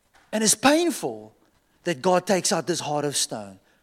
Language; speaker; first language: English; non-native, local second language; Afrikaans